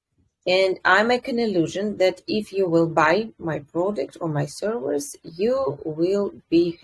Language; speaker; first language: English; non-native, fluent; Russian